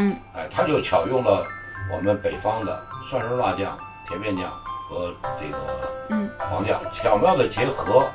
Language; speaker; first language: Chinese; native; Chinese